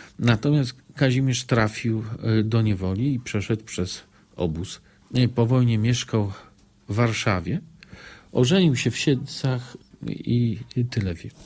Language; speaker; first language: Polish; native; Polish